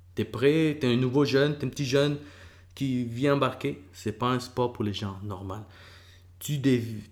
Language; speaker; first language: French; early bilingual, other home language; Spanish